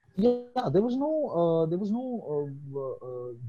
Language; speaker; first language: English; non-native, local second language; Hindi